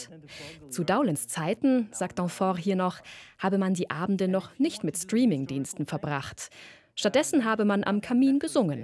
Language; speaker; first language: German; native; German